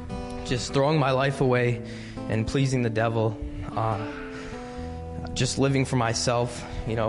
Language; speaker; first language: English; native; English